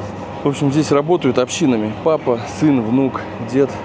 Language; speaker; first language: Russian; native; Russian